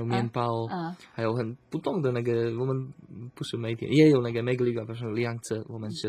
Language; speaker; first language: Chinese; non-native, learner; Slovak